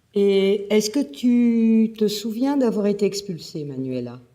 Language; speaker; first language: French; native; French